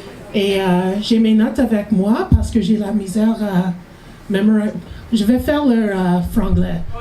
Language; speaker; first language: French; non-native, learner; English